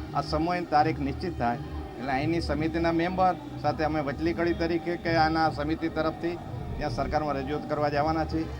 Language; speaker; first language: Gujarati; native; Gujarati